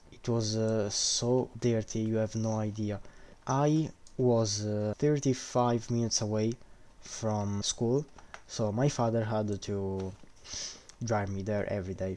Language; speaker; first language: English; non-native, fluent; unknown